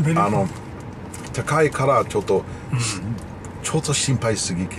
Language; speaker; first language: Japanese; non-native, learner; English